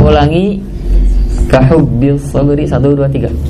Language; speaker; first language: Arabic; non-native, fluent; Indonesian